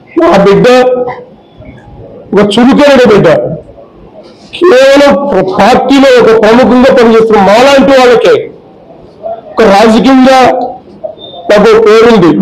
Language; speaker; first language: Telugu; native; Telugu